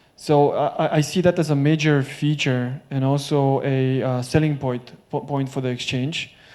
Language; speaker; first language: English; non-native, fluent; Bulgarian